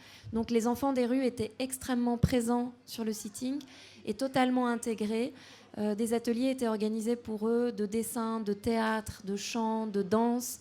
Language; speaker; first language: French; native; French